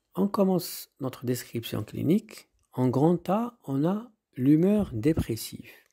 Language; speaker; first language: French; non-native, local second language; Arabic